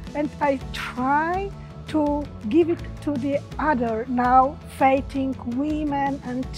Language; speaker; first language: English; non-native, learner; Polish